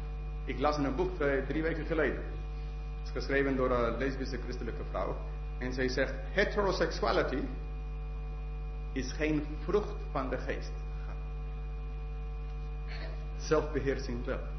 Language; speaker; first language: Dutch; non-native, fluent; English